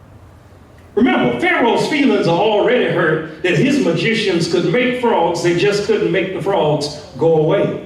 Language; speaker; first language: English; native; English